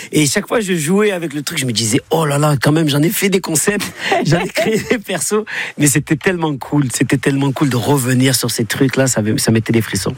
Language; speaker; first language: French; native; French